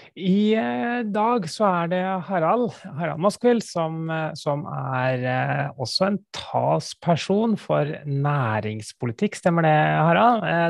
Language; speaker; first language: Norwegian; native; Norwegian